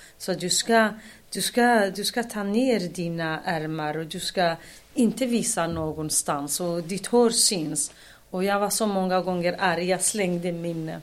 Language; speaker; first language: Swedish; non-native, fluent; Kurdish